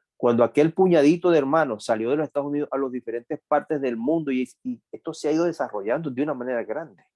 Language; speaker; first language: Spanish; native; Spanish